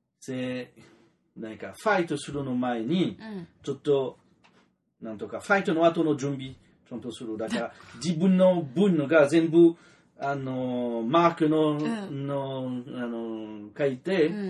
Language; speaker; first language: Japanese; non-native, learner; French